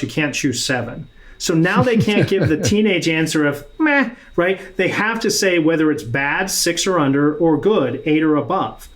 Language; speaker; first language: English; native; English